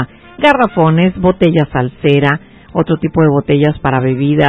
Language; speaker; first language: Spanish; native; Spanish